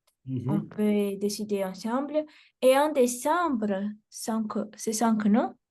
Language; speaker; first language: French; non-native, fluent; Portuguese